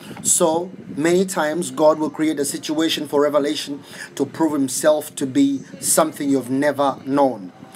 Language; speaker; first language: English; non-native, local second language; Swahili